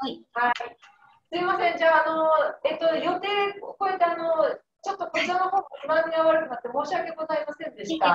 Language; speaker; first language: Japanese; native; Japanese